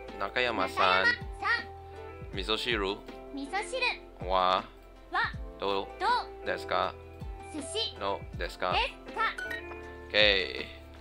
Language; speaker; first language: Japanese; non-native, learner; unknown